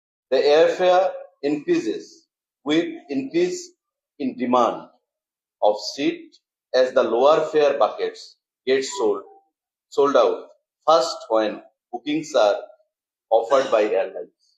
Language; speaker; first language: English; non-native, local second language; Bangla